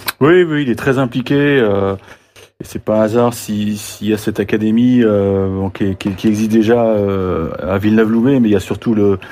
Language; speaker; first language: French; native; French